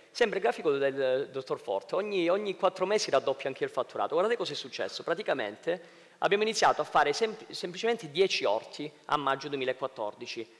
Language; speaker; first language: Italian; native; Italian